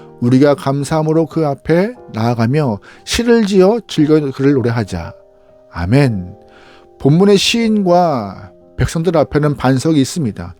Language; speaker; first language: Korean; native; Korean